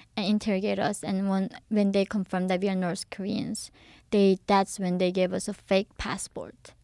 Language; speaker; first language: English; early bilingual, other home language; Korean